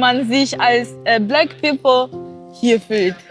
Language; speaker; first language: German; non-native, fluent; Portuguese